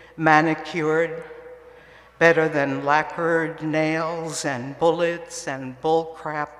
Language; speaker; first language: English; early bilingual, other home language; Spanish